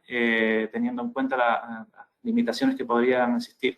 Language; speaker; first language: Spanish; native; Spanish